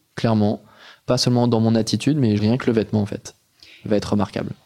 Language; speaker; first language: French; native; French